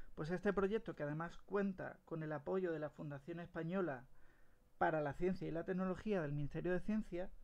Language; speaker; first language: Spanish; native; Spanish